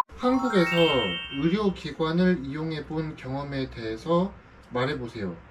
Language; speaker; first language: Korean; native; Korean